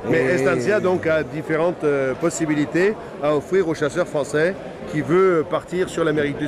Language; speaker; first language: French; native; French